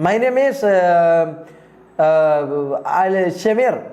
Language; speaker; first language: English; non-native, learner; Malayalam